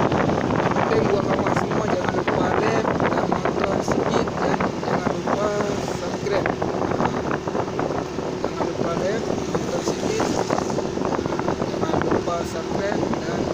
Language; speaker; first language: Indonesian; non-native, local second language; Achinese